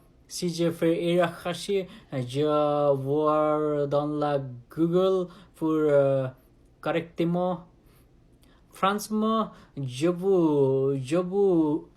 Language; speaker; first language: French; non-native, learner; Nepali